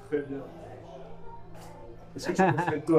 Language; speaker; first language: French; native; French